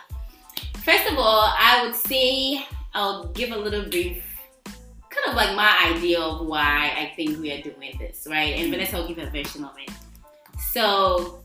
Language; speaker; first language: English; non-native, local second language; Akan